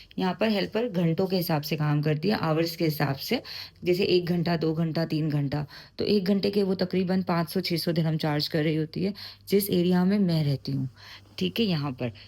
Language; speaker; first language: Urdu; native; Urdu